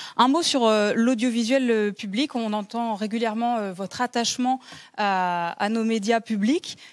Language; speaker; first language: French; native; French